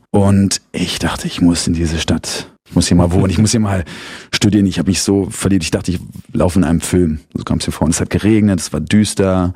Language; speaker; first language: German; native; German